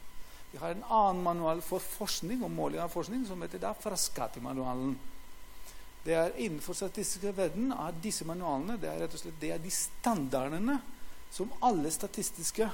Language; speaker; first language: Norwegian; non-native, fluent; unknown